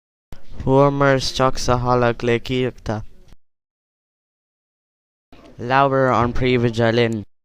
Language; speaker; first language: Irish; non-native, local second language; English